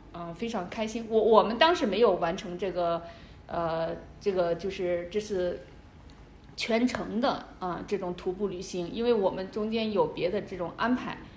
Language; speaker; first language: Chinese; native; Chinese